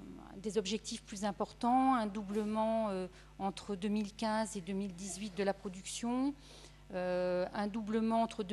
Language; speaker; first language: French; native; French